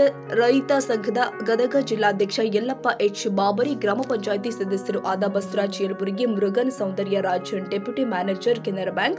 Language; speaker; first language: Kannada; native; Kannada